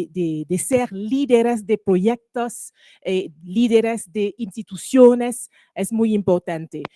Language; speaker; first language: Spanish; non-native, learner; French